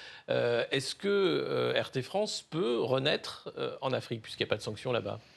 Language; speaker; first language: French; native; French